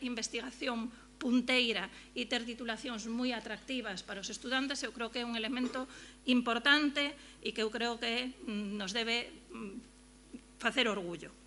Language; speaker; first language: Galician; native; Galician